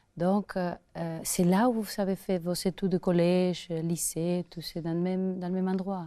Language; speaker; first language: French; non-native, fluent; Portuguese